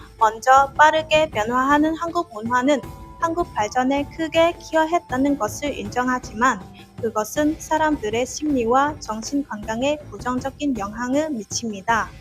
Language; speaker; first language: Korean; non-native, learner; Vietnamese